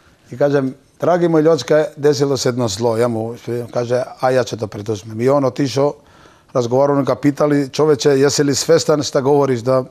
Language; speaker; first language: Serbian; non-native, local second language; Turkish